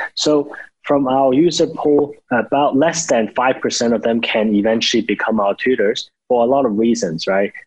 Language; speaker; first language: English; non-native, local second language; Cantonese